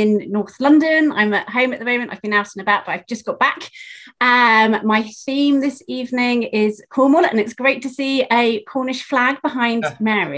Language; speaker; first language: English; native; English